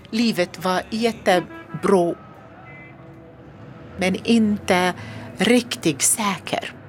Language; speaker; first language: Swedish; non-native, learner; Arabic